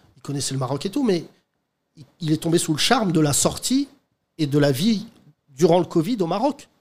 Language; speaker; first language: French; native; French